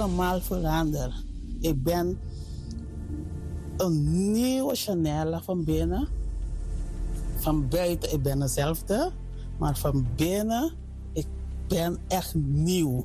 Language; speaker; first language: Dutch; non-native, learner; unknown